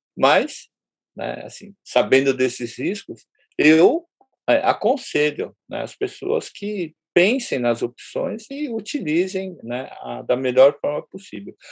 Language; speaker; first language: Portuguese; early bilingual, other home language; Japanese